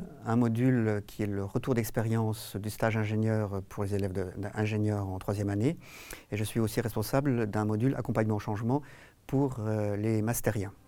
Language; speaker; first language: French; native; French